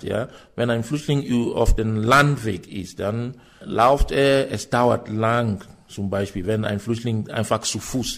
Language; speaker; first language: German; non-native, fluent; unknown